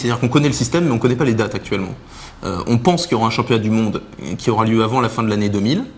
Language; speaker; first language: French; native; French